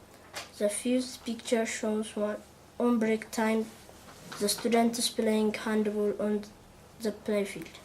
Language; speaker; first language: English; non-native, learner; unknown